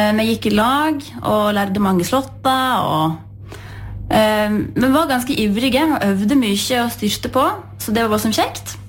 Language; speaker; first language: Norwegian; native; Norwegian